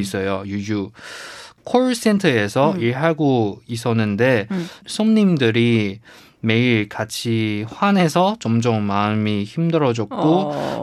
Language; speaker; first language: Korean; non-native, learner; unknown